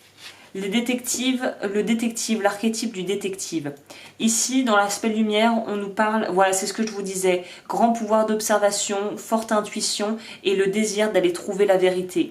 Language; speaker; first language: French; native; French